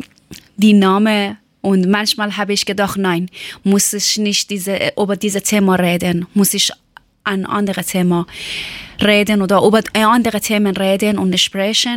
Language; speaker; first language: German; non-native, learner; Persian